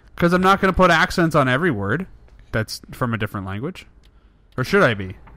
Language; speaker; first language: English; native; English